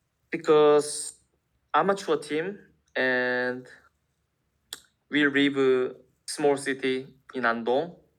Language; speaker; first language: English; non-native, learner; Korean